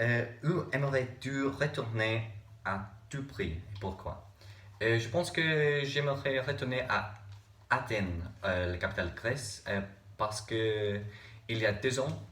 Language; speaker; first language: French; non-native, learner; English